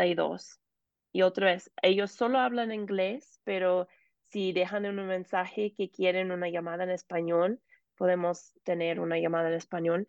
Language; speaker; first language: Spanish; non-native, fluent; English